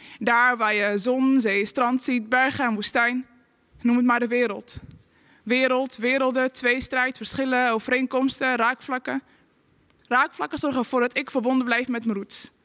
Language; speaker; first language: Dutch; early bilingual, other home language; Arabic